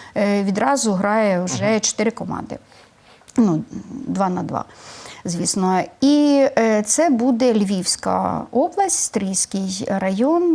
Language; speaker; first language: Ukrainian; native; Ukrainian